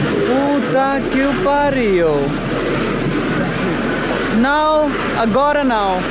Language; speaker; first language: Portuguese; non-native, learner; Hindi